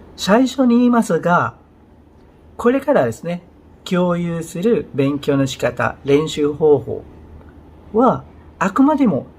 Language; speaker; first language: Japanese; non-native, fluent; Indonesian